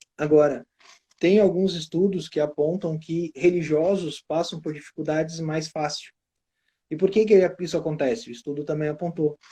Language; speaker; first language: Portuguese; native; Portuguese